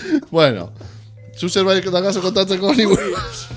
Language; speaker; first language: Basque; early bilingual, heritage; Basque